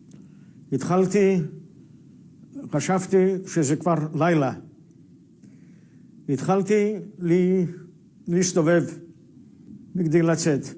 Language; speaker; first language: Hebrew; non-native, fluent; Yiddish